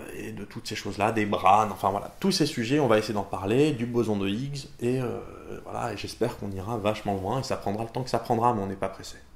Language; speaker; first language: French; native; French